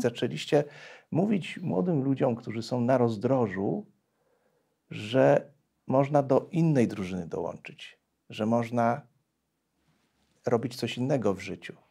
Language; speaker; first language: Polish; native; Polish